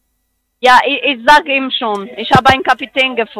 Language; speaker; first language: German; non-native, learner; Spanish